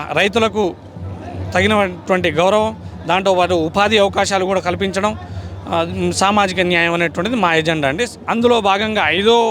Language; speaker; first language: Telugu; native; Telugu